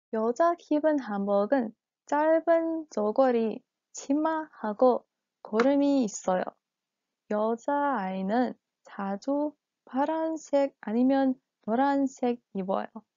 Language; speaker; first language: Korean; non-native, learner; English